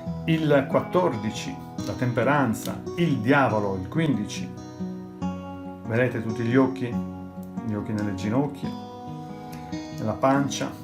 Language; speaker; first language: Italian; native; Italian